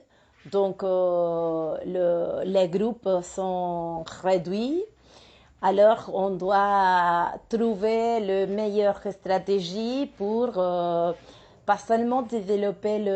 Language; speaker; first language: French; non-native, fluent; Spanish